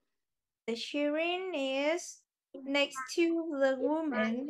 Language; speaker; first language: English; non-native, fluent; Vietnamese